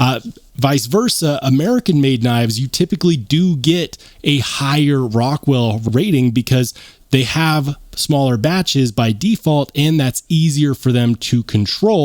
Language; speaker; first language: English; native; English